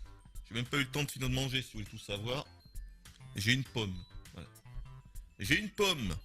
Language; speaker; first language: French; native; French